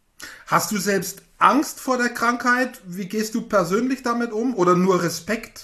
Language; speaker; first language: German; native; German